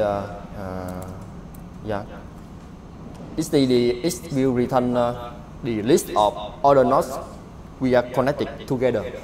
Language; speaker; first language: English; non-native, learner; Vietnamese